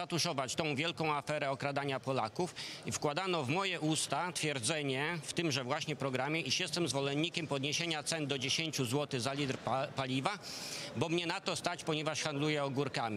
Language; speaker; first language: Polish; native; Polish